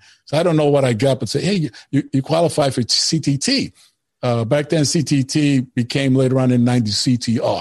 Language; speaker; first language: English; early bilingual, other home language; Spanish